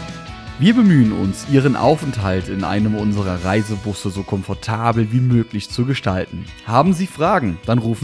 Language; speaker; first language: German; native; German